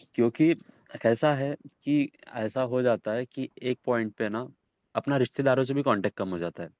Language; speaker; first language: Hindi; non-native, local second language; Marathi